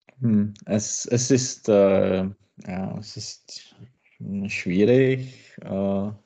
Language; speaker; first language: German; non-native, learner; Czech